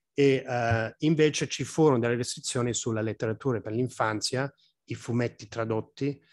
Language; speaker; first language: Italian; non-native, fluent; English